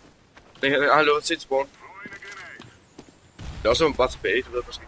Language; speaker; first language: Danish; native; Danish